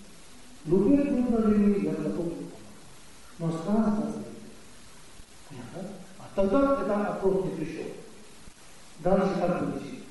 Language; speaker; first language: Russian; non-native, learner; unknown